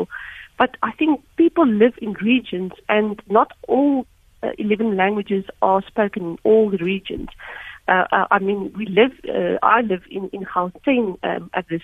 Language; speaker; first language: English; non-native, local second language; Afrikaans